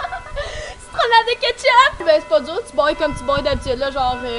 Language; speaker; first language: French; native; French